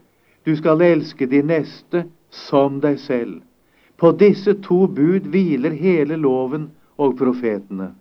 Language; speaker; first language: Norwegian; native; Norwegian